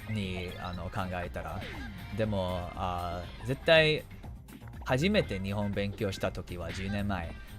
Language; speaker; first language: Japanese; non-native, learner; English